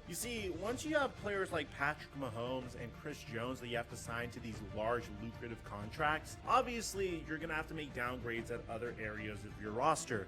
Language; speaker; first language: English; native; English